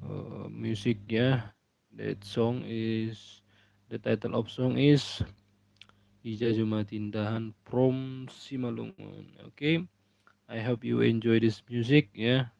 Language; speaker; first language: English; non-native, learner; Indonesian